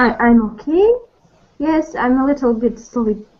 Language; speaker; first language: English; non-native, learner; Russian